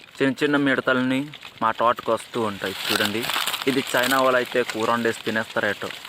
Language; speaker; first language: Telugu; non-native, local second language; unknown